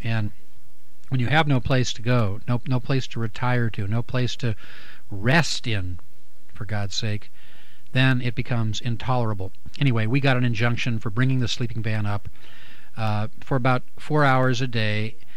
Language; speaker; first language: English; native; English